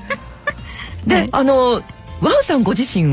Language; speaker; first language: Japanese; native; Japanese